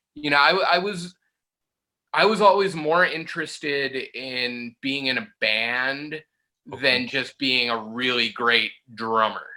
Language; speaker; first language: English; native; English